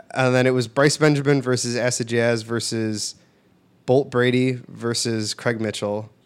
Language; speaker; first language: English; native; English